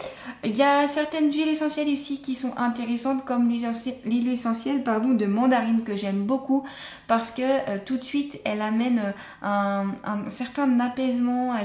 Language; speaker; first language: French; native; French